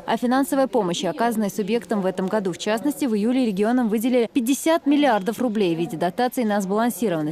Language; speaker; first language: Russian; native; Russian